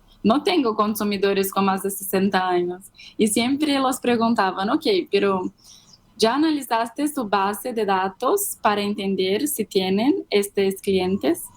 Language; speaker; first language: Spanish; non-native, fluent; Portuguese